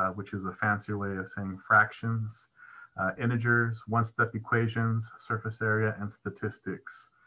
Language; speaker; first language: English; early bilingual, other home language; Spanish